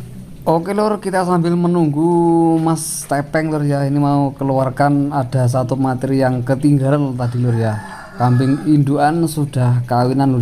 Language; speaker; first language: Indonesian; non-native, local second language; Javanese